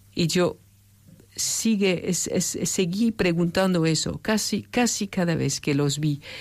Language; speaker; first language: Spanish; non-native, fluent; French